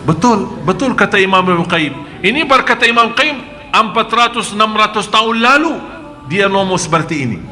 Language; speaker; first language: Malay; non-native, fluent; Arabic